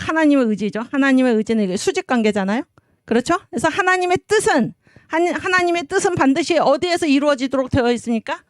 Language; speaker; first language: Korean; native; Korean